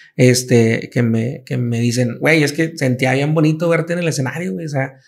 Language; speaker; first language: Spanish; native; Spanish